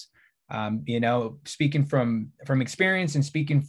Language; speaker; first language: English; native; English